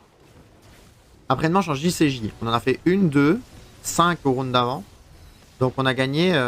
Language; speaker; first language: French; native; French